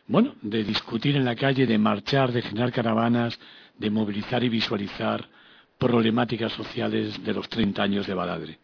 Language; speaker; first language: Spanish; native; Spanish